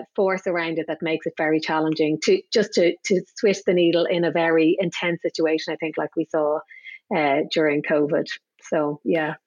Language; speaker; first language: English; native; English